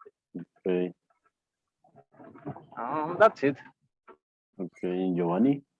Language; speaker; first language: English; non-native, learner; Spanish